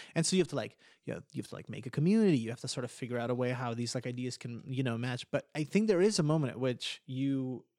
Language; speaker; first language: English; early bilingual, other home language; Ukrainian